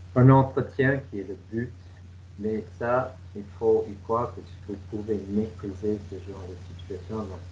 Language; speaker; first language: French; non-native, fluent; English